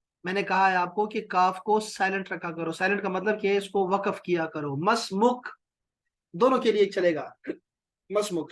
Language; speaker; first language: Urdu; native; Urdu